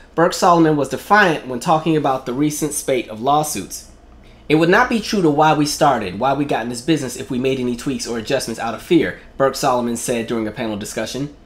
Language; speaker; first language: English; native; English